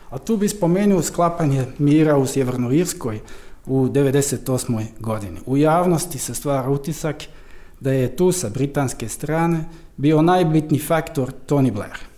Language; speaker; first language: Croatian; non-native, fluent; Dutch